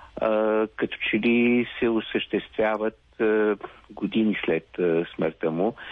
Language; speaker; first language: Bulgarian; native; Bulgarian